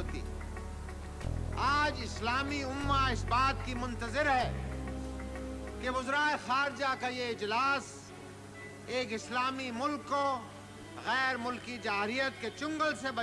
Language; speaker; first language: Urdu; non-native, local second language; Punjabi